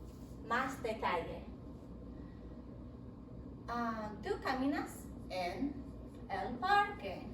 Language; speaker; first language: Spanish; non-native, fluent; English